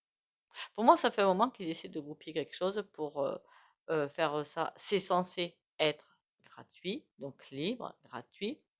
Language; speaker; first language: French; native; French